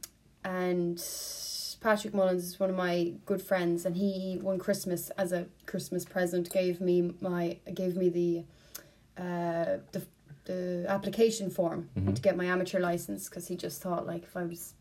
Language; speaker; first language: English; native; English